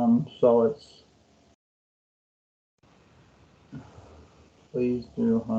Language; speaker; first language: English; non-native, learner; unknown